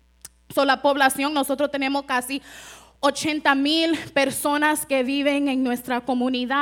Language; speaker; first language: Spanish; early bilingual, heritage; Spanish